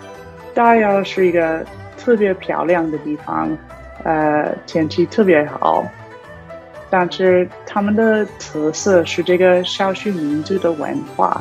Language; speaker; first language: Chinese; non-native, learner; English